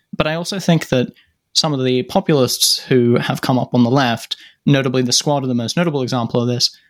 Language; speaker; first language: English; native; English